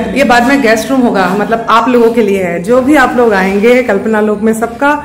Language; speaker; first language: Hindi; native; Hindi